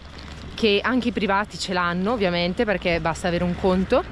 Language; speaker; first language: Italian; native; Italian